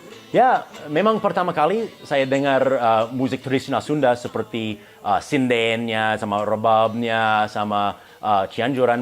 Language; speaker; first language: Indonesian; non-native, fluent; English